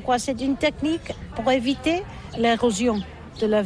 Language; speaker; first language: French; non-native, learner; Catalan